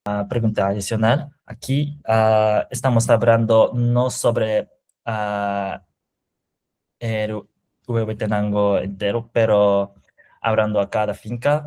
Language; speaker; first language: Spanish; non-native, fluent; Japanese